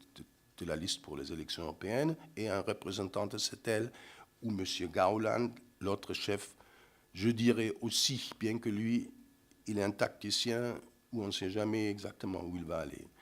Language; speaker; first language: French; non-native, fluent; German